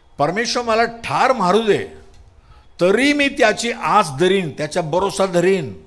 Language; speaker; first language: Marathi; non-native, local second language; Tamil